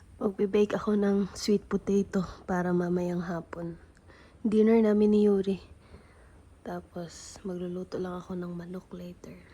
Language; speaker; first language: Filipino; native; Filipino